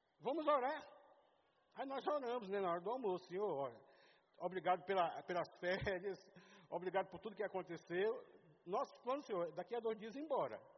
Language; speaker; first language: Portuguese; native; Portuguese